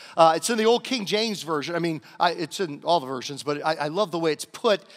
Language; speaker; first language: English; native; English